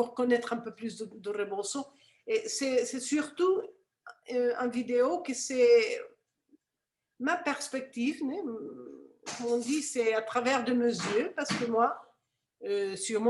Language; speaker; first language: French; non-native, fluent; Spanish